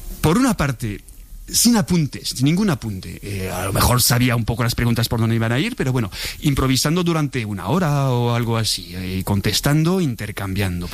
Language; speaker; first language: Spanish; non-native, fluent; French